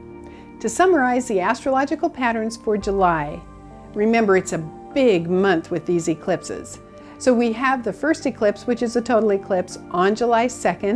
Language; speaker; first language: English; native; English